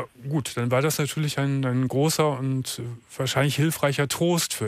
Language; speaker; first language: German; native; German